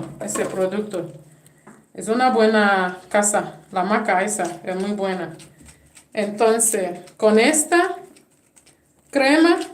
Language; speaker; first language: Spanish; non-native, fluent; English